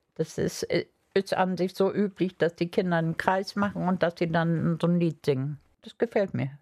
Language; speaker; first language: German; native; German